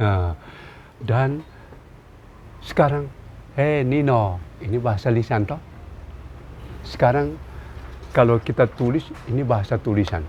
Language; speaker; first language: Indonesian; non-native, local second language; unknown